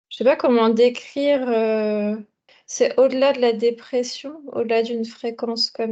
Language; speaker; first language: French; native; French